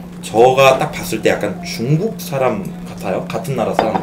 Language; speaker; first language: Korean; native; Korean